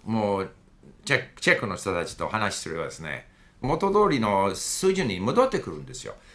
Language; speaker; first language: Japanese; non-native, fluent; English